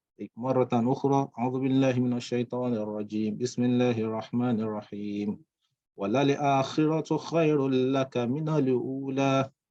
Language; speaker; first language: Arabic; non-native, fluent; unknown